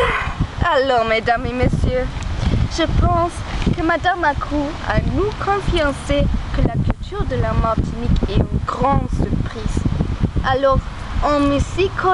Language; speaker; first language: French; non-native, learner; German